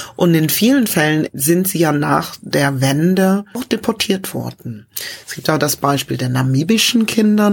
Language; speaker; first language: German; early bilingual, other home language; English